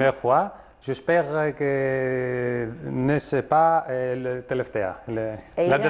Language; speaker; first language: French; non-native, learner; Greek